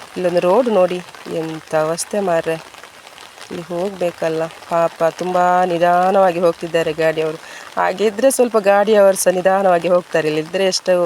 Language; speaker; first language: Kannada; non-native, local second language; Tulu